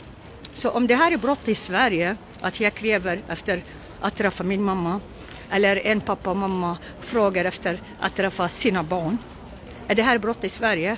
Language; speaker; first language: Swedish; non-native, local second language; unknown